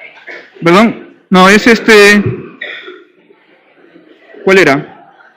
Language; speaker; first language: Spanish; native; Spanish